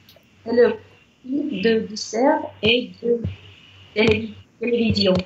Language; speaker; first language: French; non-native, learner; Russian